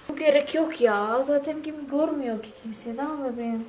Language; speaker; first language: Turkish; non-native, learner; Indonesian